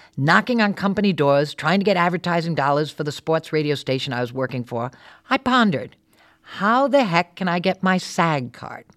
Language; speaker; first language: English; native; English